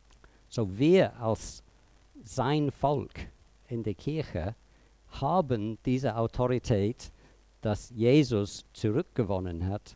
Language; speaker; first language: German; non-native, fluent; English